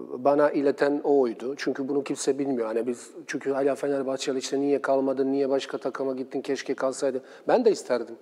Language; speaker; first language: Turkish; non-native, fluent; Bosnian